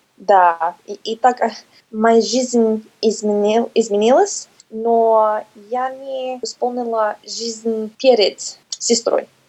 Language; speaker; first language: Russian; non-native, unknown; English